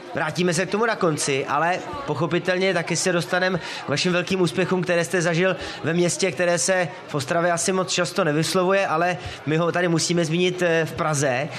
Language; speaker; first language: Czech; native; Czech